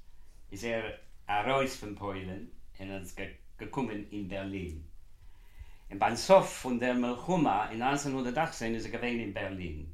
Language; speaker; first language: German; non-native, learner; Yiddish